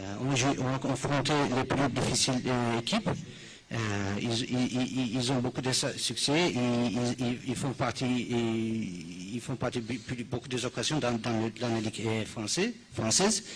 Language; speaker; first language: French; non-native, fluent; Turkish